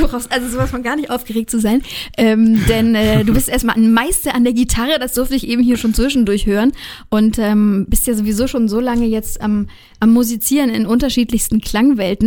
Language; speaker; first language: German; native; German